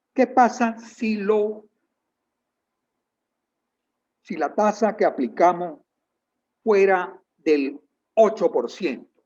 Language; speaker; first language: Spanish; native; Spanish